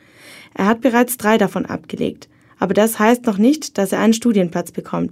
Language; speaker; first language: German; native; German